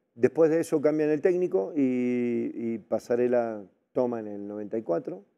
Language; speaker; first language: Spanish; native; Spanish